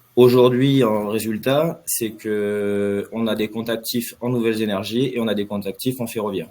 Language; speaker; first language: French; native; French